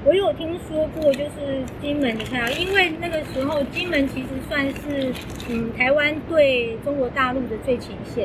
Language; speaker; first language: Chinese; native; Chinese